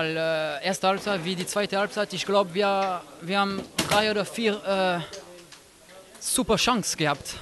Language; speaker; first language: German; non-native, learner; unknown